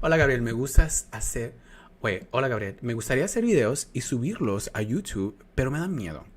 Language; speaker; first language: Spanish; early bilingual, other home language; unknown